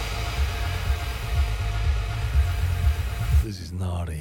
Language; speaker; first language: English; non-native, fluent; German